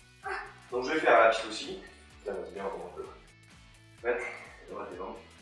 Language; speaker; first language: French; native; French